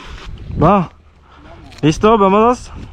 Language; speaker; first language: Spanish; non-native, learner; French